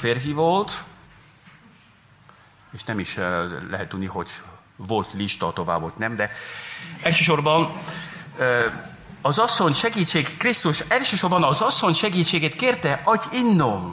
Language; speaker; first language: Hungarian; non-native, fluent; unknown